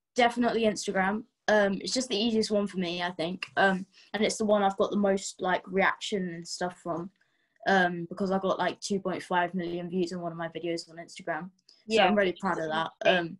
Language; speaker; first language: English; native; English